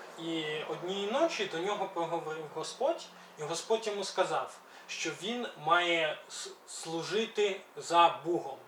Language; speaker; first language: Ukrainian; early bilingual, other home language; Belarusian